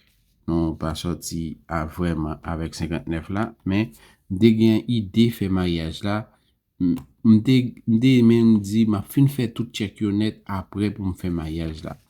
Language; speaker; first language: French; non-native, learner; Haitian Creole